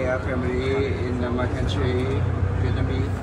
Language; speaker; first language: English; non-native, learner; Vietnamese